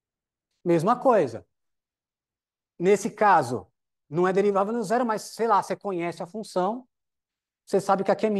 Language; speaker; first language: Portuguese; native; Portuguese